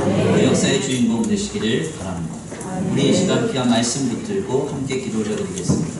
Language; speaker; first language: Korean; native; Korean